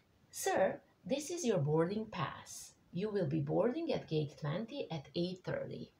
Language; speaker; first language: English; non-native, fluent; Serbian